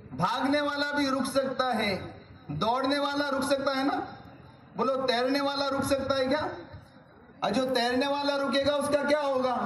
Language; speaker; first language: Urdu; native; Urdu